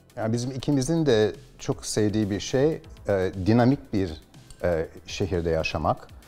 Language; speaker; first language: Turkish; early bilingual, heritage; Turkish